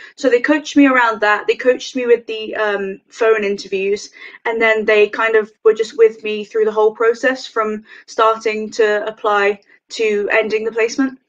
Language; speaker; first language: English; native; English